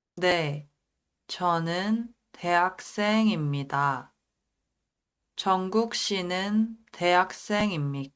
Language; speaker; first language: Korean; non-native, learner; Indonesian